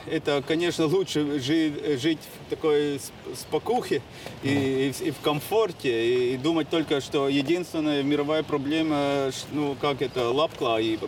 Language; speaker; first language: Russian; non-native, local second language; Latvian